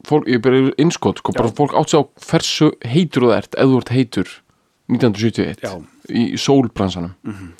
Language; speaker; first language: Icelandic; early bilingual, heritage; Icelandic